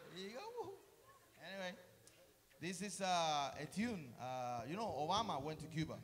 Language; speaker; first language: English; non-native, fluent; Spanish